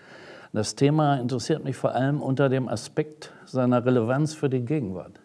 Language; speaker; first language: German; native; German